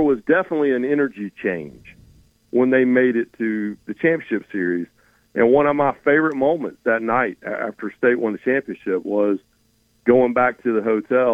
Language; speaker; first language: English; native; English